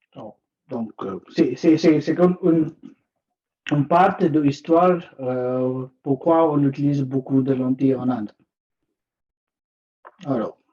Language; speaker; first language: French; non-native, learner; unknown